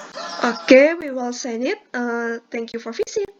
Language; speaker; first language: English; non-native, learner; Indonesian